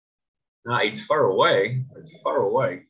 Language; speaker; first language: English; non-native, learner; Spanish